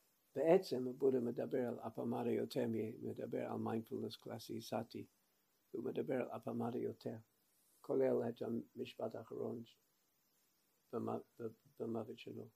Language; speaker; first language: Hebrew; non-native, fluent; English